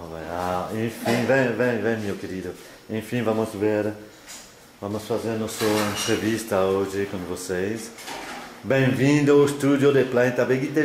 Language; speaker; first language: Portuguese; non-native, fluent; French